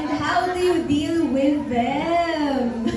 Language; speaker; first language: English; non-native, local second language; Filipino